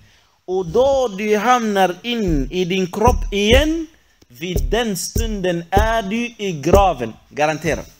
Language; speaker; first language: Swedish; non-native, fluent; Arabic